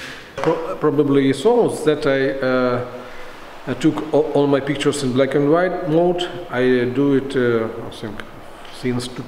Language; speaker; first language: English; non-native, fluent; Russian